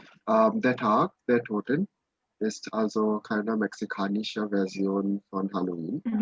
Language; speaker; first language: German; non-native, learner; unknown